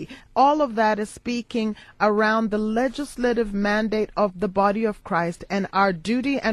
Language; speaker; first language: English; native; English